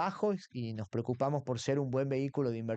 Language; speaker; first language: Spanish; native; Spanish